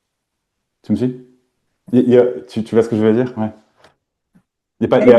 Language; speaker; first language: French; native; French